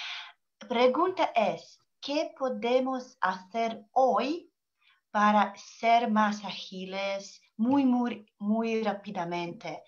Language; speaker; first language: Spanish; non-native, learner; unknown